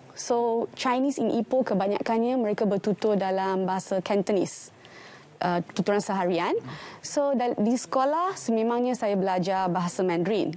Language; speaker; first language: Malay; non-native, local second language; Tamil